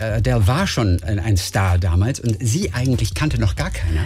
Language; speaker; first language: German; native; German